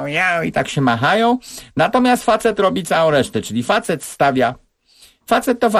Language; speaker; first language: Polish; native; Polish